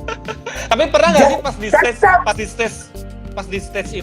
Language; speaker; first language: Indonesian; native; Indonesian